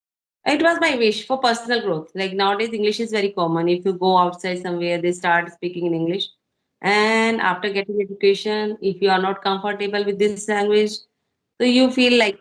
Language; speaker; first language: English; non-native, fluent; Hindi